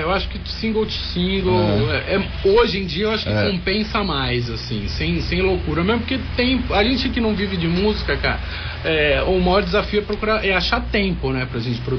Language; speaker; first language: Portuguese; native; Portuguese